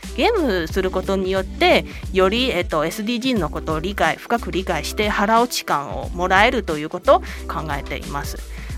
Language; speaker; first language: Japanese; non-native, fluent; Chinese